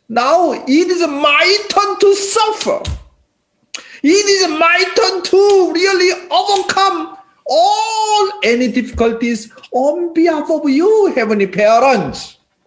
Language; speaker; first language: English; non-native, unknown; Korean